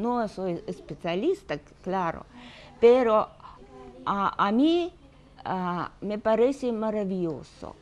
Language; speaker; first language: Spanish; non-native, fluent; Russian